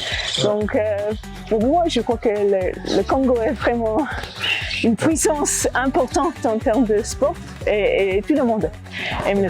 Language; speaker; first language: French; non-native, fluent; English